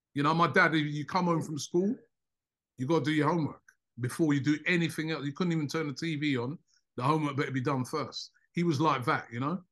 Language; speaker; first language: English; native; English